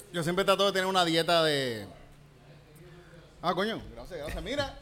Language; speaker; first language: Spanish; native; Spanish